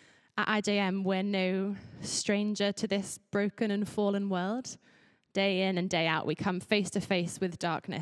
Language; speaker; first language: English; native; English